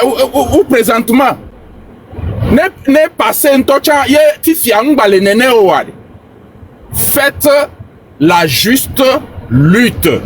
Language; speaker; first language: French; non-native, local second language; Ewe